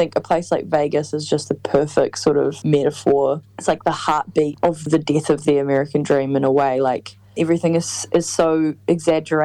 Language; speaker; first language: English; native; English